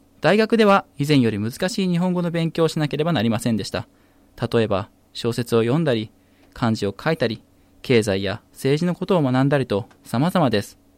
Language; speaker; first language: Japanese; native; Japanese